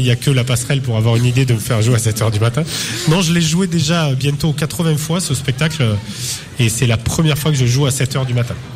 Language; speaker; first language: French; native; French